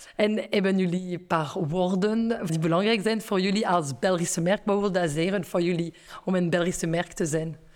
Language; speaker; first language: Dutch; non-native, fluent; French